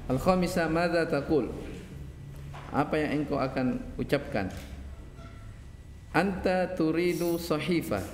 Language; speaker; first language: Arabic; non-native, fluent; Indonesian